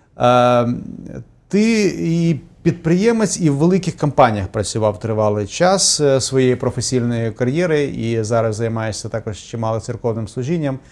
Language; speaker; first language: Ukrainian; native; Ukrainian